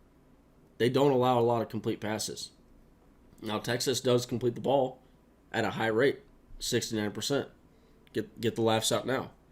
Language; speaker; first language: English; native; English